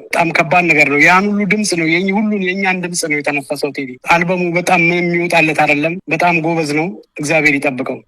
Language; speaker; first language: Amharic; native; Amharic